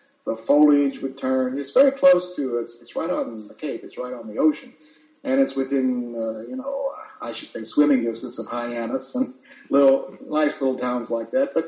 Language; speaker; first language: English; early bilingual, other home language; Italian